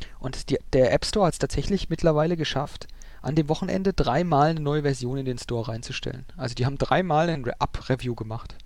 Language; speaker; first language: German; native; German